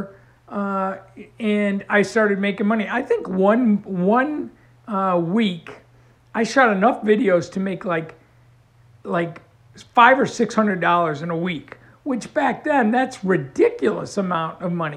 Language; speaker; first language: English; native; English